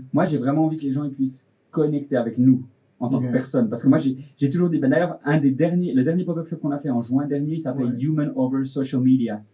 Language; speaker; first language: French; native; French